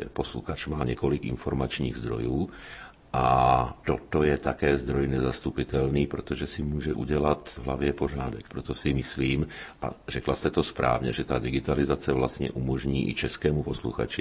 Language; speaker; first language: Czech; native; Czech